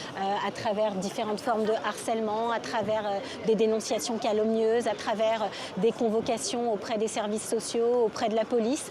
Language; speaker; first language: French; native; French